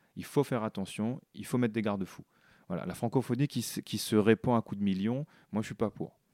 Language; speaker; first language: French; non-native, local second language; Réunion Creole French